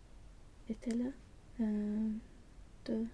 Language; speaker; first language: French; non-native, learner; Swedish